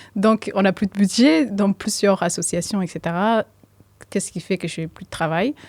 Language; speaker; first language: French; non-native, fluent; Somali